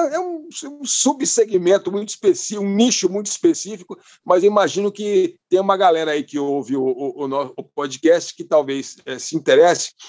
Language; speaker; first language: Portuguese; non-native, fluent; English